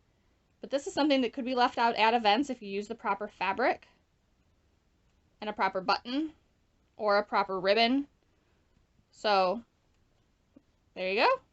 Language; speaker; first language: English; native; English